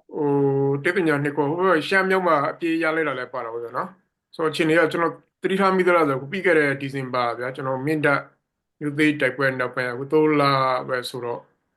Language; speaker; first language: Burmese; native; Burmese